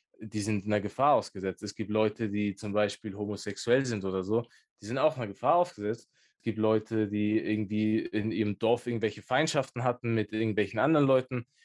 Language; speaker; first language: German; early bilingual, other home language; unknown